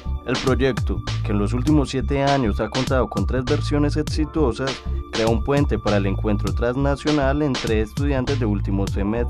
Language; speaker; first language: Spanish; native; Spanish